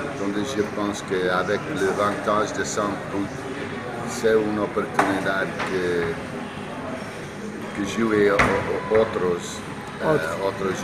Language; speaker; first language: French; non-native, learner; English